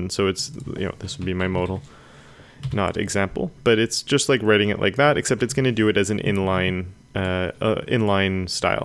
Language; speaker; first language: English; native; English